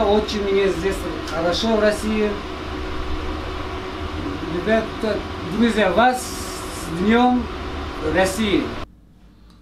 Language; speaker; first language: Russian; non-native, learner; Uzbek